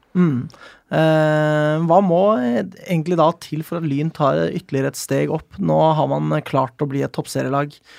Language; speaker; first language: Norwegian; native; Norwegian